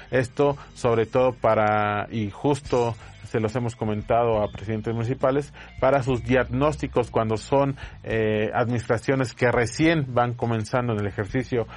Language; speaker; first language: Spanish; native; Spanish